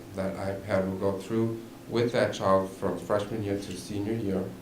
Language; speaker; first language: English; native; English